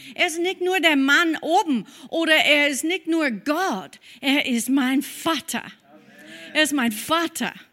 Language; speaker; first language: German; non-native, fluent; English